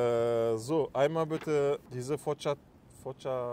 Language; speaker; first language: German; early bilingual, other home language; Turkish